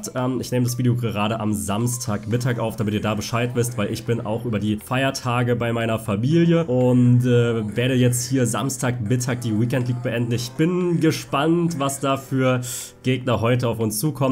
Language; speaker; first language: German; native; German